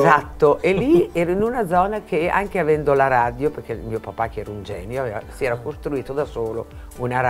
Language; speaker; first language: Italian; native; Italian